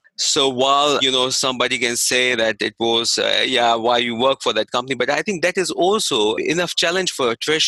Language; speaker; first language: English; non-native, local second language; Hindi